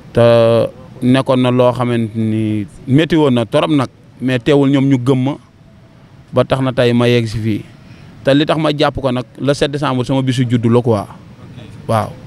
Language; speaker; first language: Wolof; non-native, local second language; Jola-Fonyi